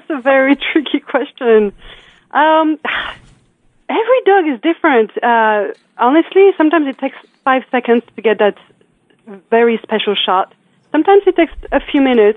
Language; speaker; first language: English; non-native, fluent; French